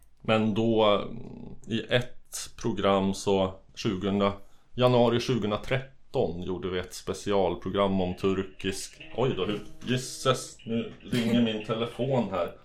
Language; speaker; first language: Swedish; native; Swedish